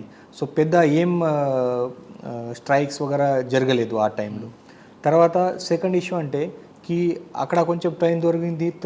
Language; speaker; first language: Telugu; non-native, learner; Marathi